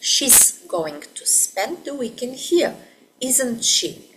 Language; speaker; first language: English; non-native, fluent; Bulgarian